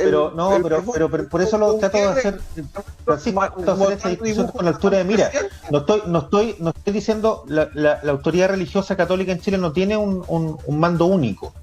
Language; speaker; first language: Spanish; native; Spanish